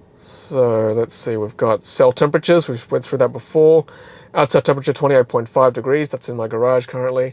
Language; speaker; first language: English; native; English